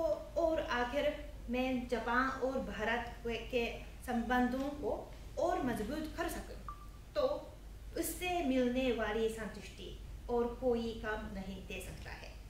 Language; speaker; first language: Hindi; non-native, fluent; Japanese